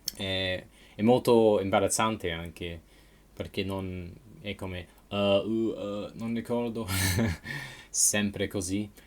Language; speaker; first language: Italian; non-native, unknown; English